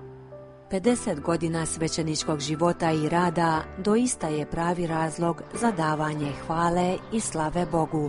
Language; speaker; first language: Serbian; early bilingual, heritage; Croatian